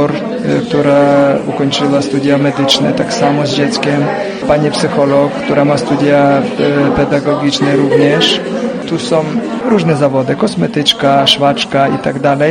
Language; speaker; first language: Polish; non-native, fluent; Ukrainian